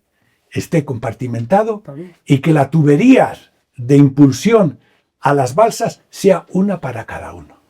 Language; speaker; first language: Spanish; native; Spanish